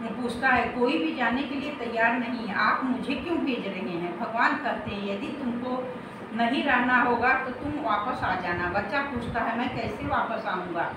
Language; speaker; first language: Hindi; native; Hindi